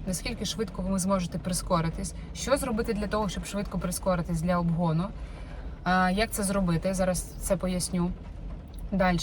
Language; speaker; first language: Ukrainian; non-native, local second language; Russian